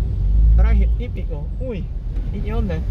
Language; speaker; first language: Spanish; native; Spanish